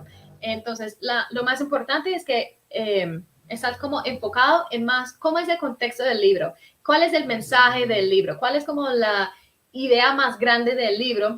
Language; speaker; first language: Spanish; early bilingual, heritage; Spanish